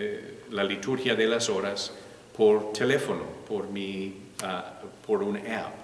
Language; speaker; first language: Spanish; non-native, learner; English